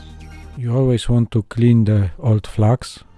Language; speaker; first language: English; non-native, fluent; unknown